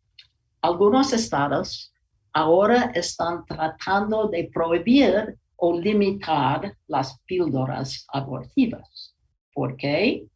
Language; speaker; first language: Spanish; non-native, learner; English